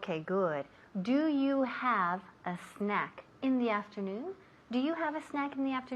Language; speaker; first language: English; non-native, fluent; Spanish